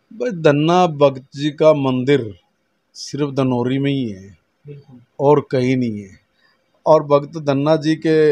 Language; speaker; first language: Hindi; native; Hindi